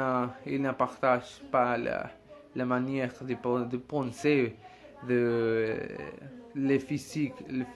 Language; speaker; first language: French; non-native, learner; Spanish